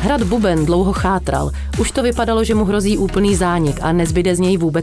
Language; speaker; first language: Czech; native; Czech